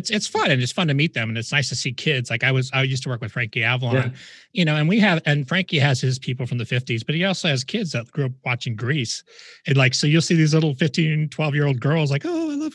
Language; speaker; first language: English; native; English